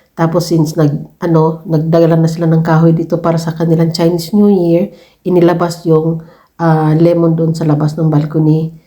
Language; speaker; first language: Filipino; native; Filipino